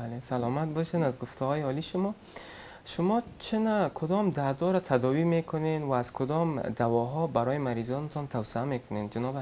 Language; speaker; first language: Persian; native; Persian